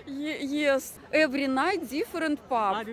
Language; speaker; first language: English; non-native, learner; Russian